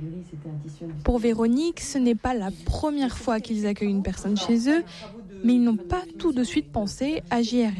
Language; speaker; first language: French; native; French